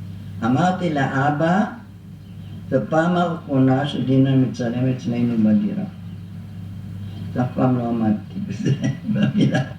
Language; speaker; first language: Hebrew; non-native, fluent; German